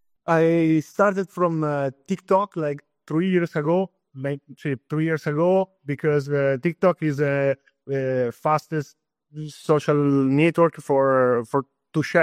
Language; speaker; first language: English; non-native, fluent; Italian